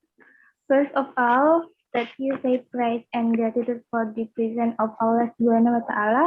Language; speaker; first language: English; non-native, learner; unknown